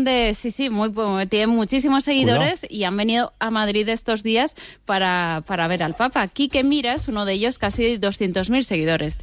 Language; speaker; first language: Spanish; native; Spanish